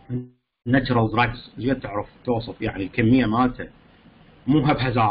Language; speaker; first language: Arabic; native; Arabic